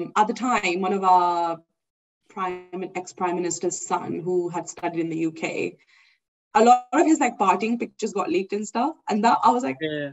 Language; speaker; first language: English; non-native, local second language; Urdu